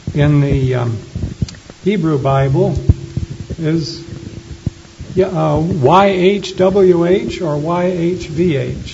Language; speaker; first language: English; native; English